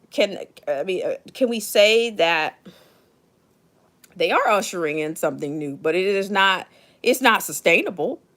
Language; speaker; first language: English; native; English